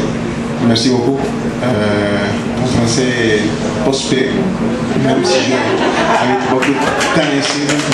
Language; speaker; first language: French; non-native, learner; Spanish